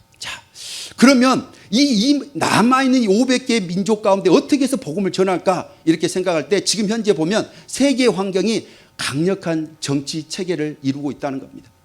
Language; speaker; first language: Korean; native; Korean